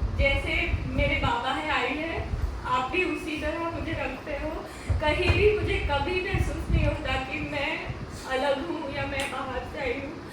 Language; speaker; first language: Hindi; non-native, local second language; Marathi